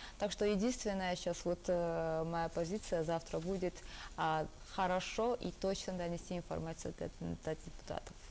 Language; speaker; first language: Russian; non-native, local second language; Georgian